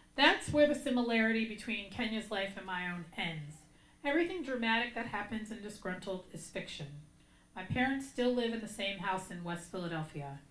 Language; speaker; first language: English; native; English